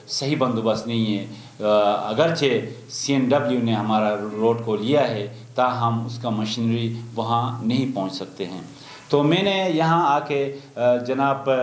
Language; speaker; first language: Urdu; non-native, local second language; Khowar